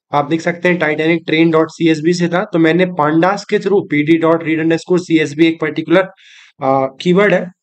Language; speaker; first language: Hindi; native; Hindi